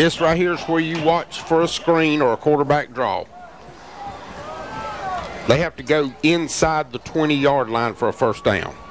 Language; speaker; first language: English; native; English